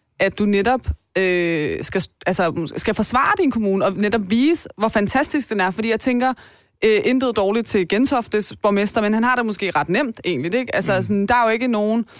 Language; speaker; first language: Danish; early bilingual, other home language; Persian